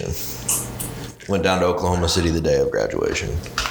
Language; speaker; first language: English; native; English